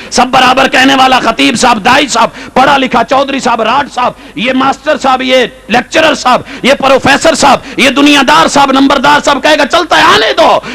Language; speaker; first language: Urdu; non-native, local second language; Punjabi